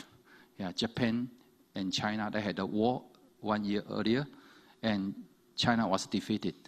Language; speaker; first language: English; non-native, fluent; Chinese